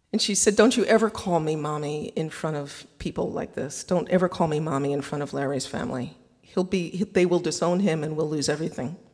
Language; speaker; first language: English; native; English